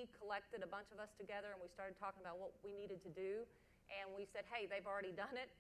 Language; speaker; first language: English; native; English